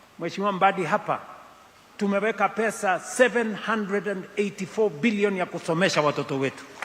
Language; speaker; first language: Swahili; non-native, local second language; Kalenjin